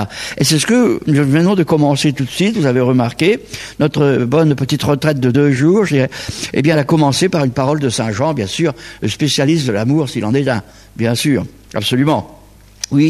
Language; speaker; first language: French; native; French